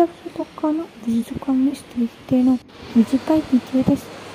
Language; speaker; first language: Japanese; non-native, learner; Indonesian